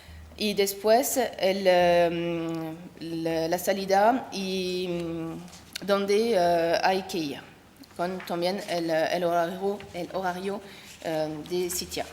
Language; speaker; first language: Spanish; non-native, learner; French